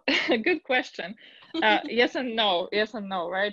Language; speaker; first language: English; non-native, fluent; Polish